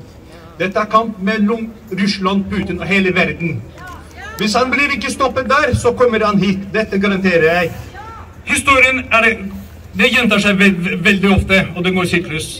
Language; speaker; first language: Norwegian; non-native, fluent; Chechen